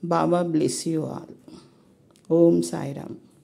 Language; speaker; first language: Hindi; non-native, local second language; Telugu